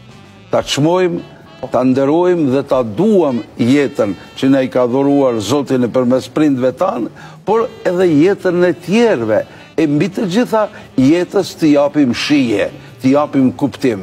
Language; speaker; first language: Albanian; native; Albanian